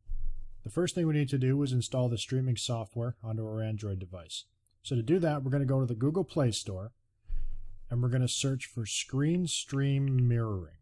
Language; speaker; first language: English; native; English